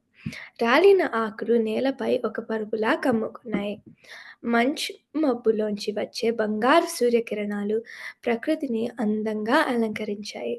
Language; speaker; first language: Telugu; early bilingual, heritage; Telugu